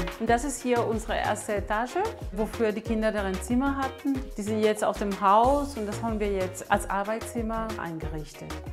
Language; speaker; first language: German; non-native, fluent; Spanish